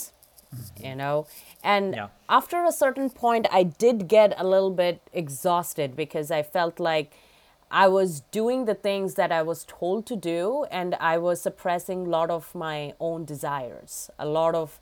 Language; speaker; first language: English; non-native, local second language; Bangla